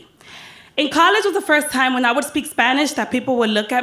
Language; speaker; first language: English; early bilingual, other home language; Spanish